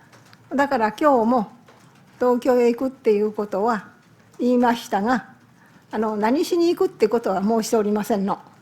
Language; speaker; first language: Japanese; native; Japanese